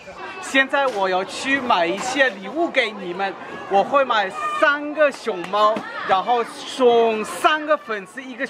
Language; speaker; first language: Chinese; non-native, fluent; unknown